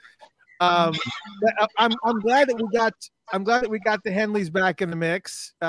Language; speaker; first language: English; native; English